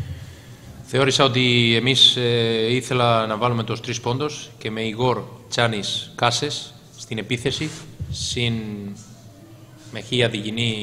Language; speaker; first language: Greek; non-native, learner; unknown